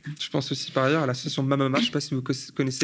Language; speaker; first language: French; native; French